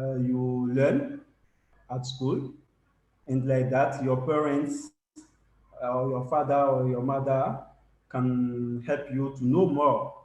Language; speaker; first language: English; non-native, learner; French